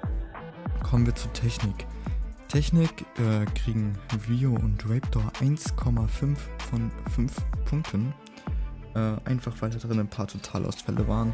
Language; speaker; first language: German; native; German